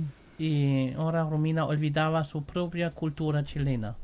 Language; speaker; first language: Spanish; non-native, fluent; German